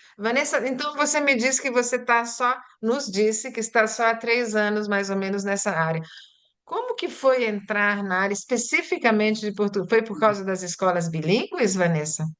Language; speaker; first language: Portuguese; early bilingual, other home language; Italian